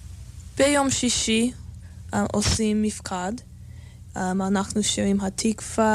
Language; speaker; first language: Hebrew; non-native, learner; English